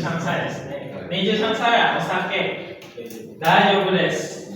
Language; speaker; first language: Japanese; non-native, fluent; Indonesian